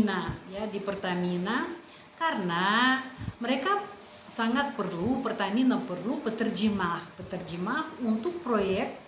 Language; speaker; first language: Indonesian; non-native, fluent; Russian